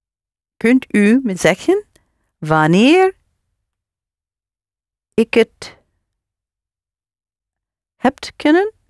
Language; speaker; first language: Dutch; non-native, learner; English